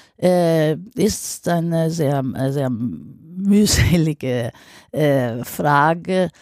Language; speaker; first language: German; non-native, fluent; Greek